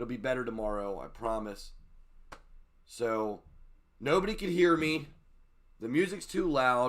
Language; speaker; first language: English; native; English